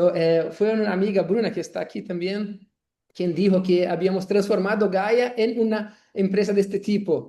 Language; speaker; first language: Spanish; non-native, learner; Portuguese